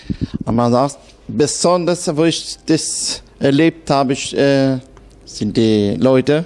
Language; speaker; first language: German; non-native, fluent; Italian